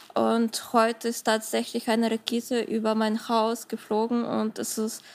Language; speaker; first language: German; non-native, fluent; Ukrainian